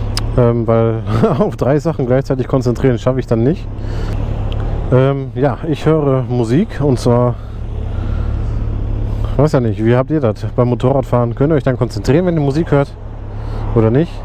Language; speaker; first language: German; native; German